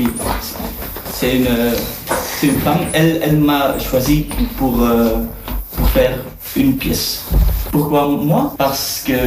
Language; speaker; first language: French; non-native, learner; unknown